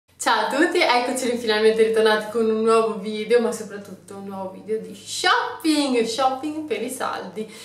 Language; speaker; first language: Italian; native; Italian